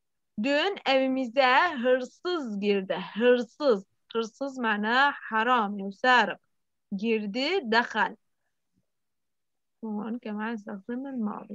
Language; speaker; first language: Arabic; native; Arabic